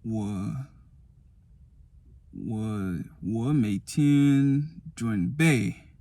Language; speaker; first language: Chinese; non-native, learner; English